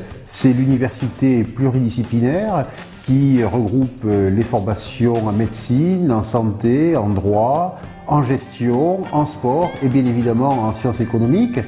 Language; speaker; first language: French; native; French